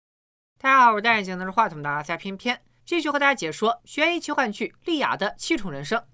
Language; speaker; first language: Chinese; native; Chinese